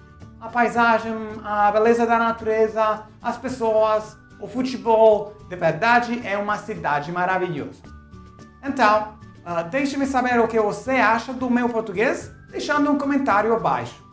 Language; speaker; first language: Portuguese; non-native, fluent; Italian